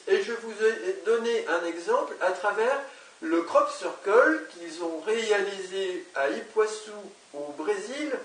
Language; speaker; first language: French; native; French